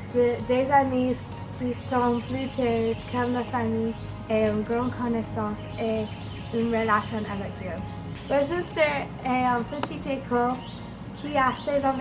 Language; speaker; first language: French; non-native, learner; English